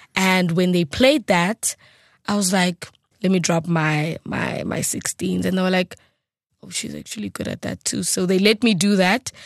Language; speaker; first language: English; non-native, local second language; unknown